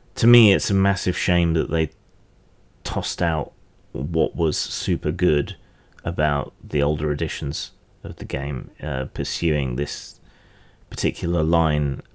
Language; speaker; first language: English; native; English